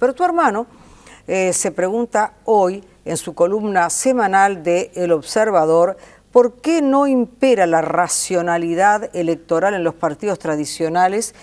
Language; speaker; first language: Spanish; native; Spanish